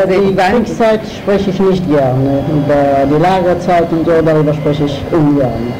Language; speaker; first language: German; non-native, fluent; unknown